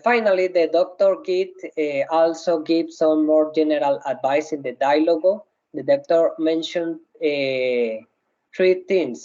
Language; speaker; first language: English; non-native, learner; Spanish